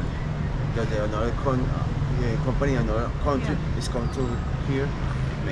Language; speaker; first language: English; non-native, learner; Spanish